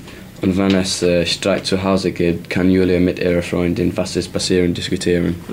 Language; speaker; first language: German; non-native, learner; English